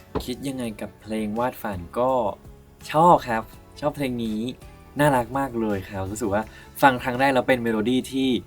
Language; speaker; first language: Thai; native; Thai